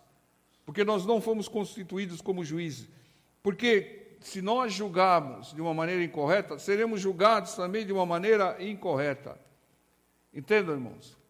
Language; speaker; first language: Portuguese; native; Portuguese